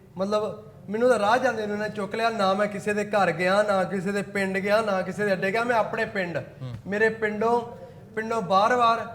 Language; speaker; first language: Punjabi; native; Punjabi